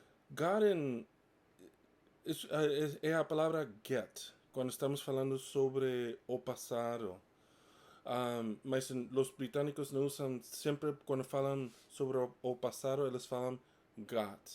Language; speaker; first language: Portuguese; non-native, fluent; English